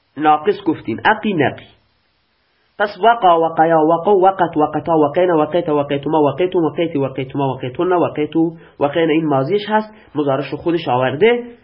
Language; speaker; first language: Persian; non-native, local second language; Baluchi